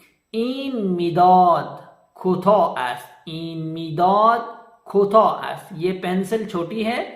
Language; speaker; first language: Persian; non-native, learner; Urdu